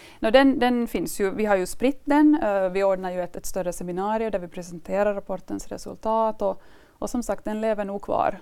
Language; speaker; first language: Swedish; native; Swedish